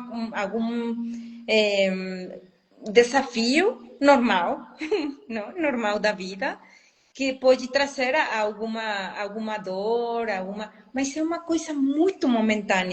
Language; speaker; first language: Portuguese; non-native, fluent; Spanish